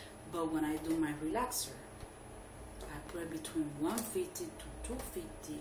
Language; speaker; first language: English; non-native, fluent; Spanish